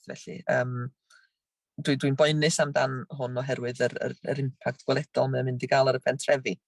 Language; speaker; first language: Welsh; native; Welsh